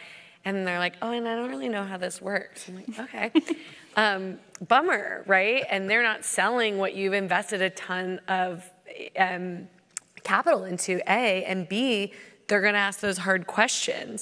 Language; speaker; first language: English; native; English